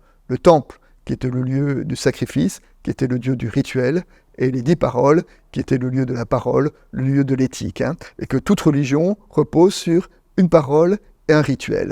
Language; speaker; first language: French; native; French